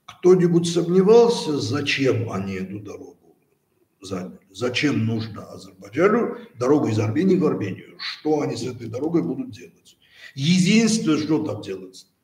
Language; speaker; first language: Russian; native; Russian